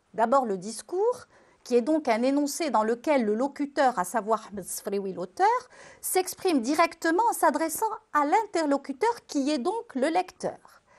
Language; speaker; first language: French; non-native, local second language; Arabic